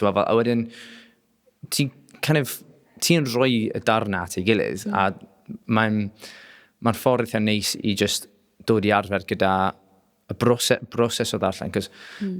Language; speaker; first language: Welsh; non-native, local second language; English